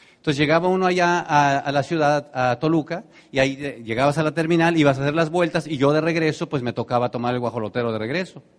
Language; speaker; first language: Spanish; native; Spanish